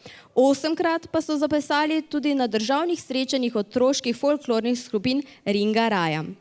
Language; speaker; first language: Slovenian; native; Slovenian